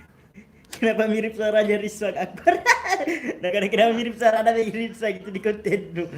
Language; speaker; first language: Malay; non-native, local second language; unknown